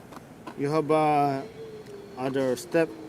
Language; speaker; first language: English; non-native, local second language; Filipino